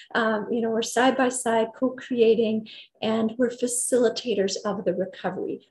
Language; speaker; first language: English; native; English